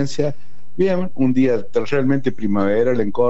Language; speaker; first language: Spanish; native; Spanish